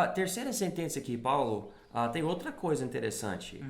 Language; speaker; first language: Portuguese; non-native, fluent; English